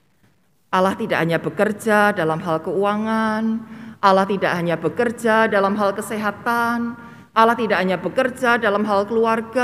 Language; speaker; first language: Indonesian; native; Indonesian